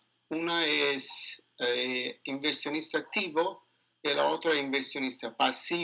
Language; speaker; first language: Spanish; non-native, learner; Italian